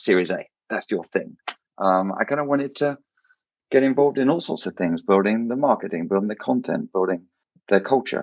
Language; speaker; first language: English; native; English